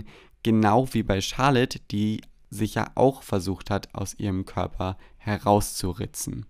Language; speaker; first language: German; native; German